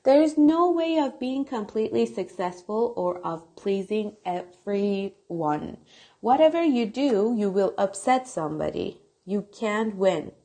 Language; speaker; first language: English; non-native, fluent; Persian